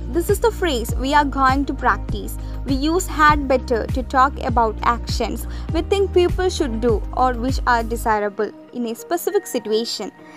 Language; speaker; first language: English; non-native, local second language; Malayalam